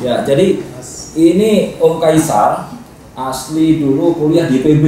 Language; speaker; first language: Indonesian; non-native, local second language; Javanese